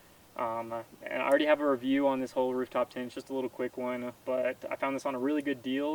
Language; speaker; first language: English; native; English